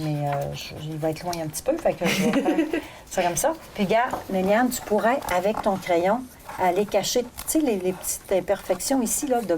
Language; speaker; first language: French; native; French